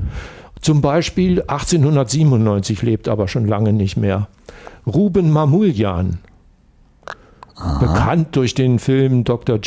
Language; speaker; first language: German; native; German